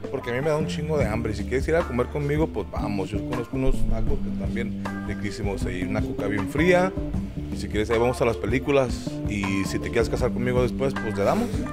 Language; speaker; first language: Spanish; early bilingual, heritage; Spanish